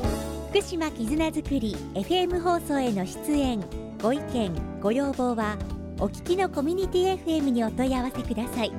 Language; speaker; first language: Japanese; native; Japanese